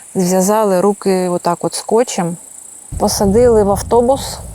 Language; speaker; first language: Ukrainian; non-native, local second language; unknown